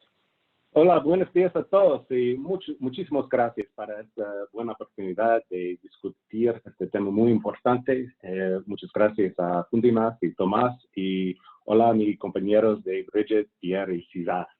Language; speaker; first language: Spanish; non-native, fluent; English